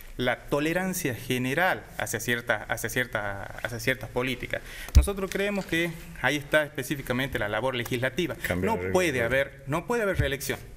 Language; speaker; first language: Spanish; native; Spanish